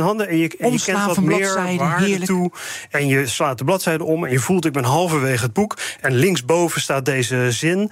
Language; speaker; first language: Dutch; native; Dutch